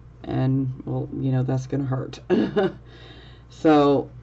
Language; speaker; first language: English; native; English